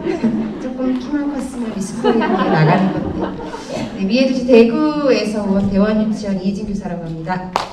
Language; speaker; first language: Korean; native; Korean